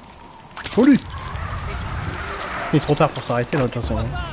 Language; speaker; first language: French; native; French